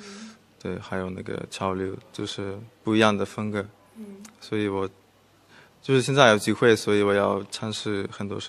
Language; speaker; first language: Chinese; non-native, fluent; Russian